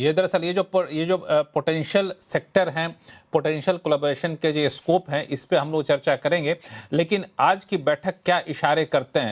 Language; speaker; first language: Hindi; native; Hindi